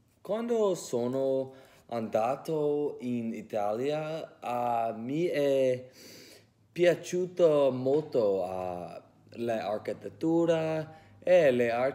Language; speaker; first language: Italian; early bilingual, heritage; English